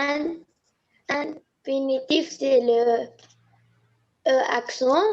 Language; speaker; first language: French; non-native, learner; Arabic